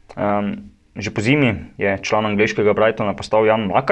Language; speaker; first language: Slovenian; native; Slovenian